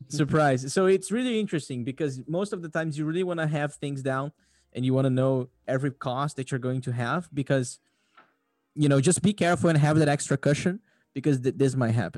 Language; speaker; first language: English; non-native, fluent; Portuguese